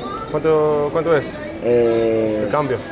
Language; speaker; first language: Spanish; non-native, learner; English